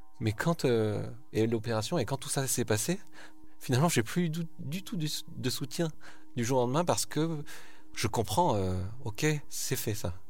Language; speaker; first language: French; early bilingual, other home language; Korean